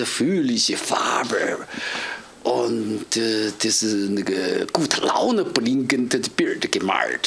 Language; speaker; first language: German; non-native, learner; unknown